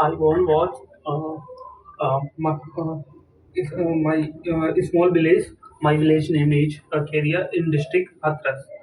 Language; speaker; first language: English; non-native, learner; Hindi